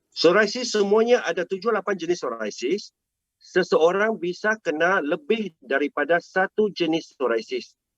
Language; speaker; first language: Malay; non-native, local second language; Chinese